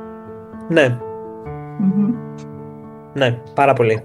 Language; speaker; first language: Greek; early bilingual, heritage; Greek